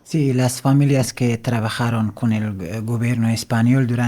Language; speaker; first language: Spanish; non-native, fluent; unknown